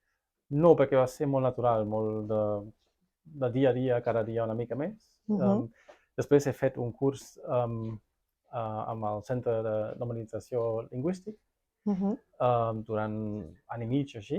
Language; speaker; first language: Catalan; non-native, fluent; German